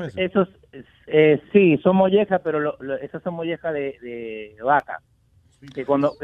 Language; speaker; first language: Spanish; native; Spanish